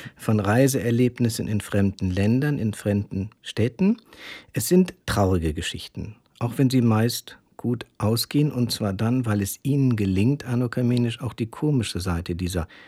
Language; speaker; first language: German; native; German